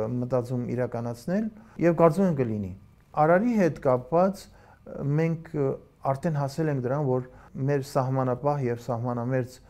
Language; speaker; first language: Armenian; early bilingual, heritage; Armenian